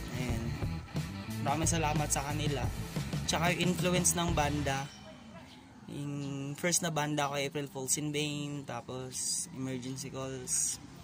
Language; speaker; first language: Filipino; native; Filipino